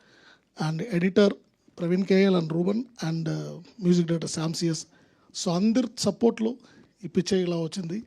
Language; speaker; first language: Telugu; non-native, local second language; Tamil